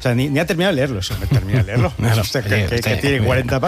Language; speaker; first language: Spanish; native; Spanish